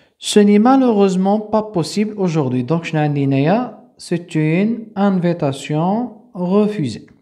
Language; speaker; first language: French; non-native, local second language; Arabic